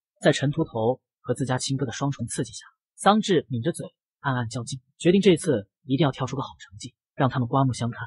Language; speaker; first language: Chinese; native; Chinese